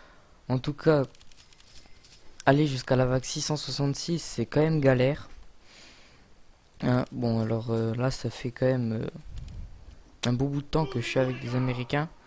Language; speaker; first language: French; native; French